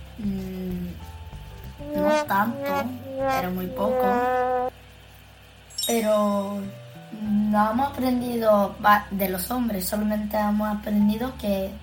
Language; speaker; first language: Spanish; early bilingual, heritage; Spanish